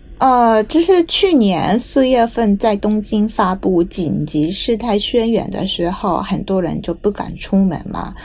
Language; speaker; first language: Chinese; non-native, fluent; Japanese